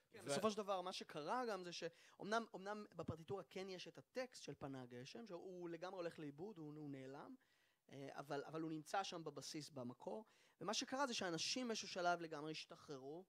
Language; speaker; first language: Hebrew; native; Hebrew